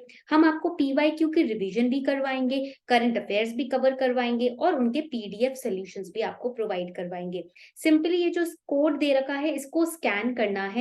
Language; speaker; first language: Hindi; native; Hindi